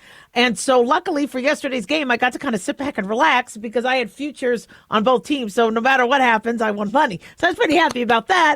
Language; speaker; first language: English; native; English